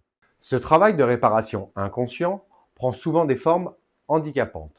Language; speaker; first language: French; native; French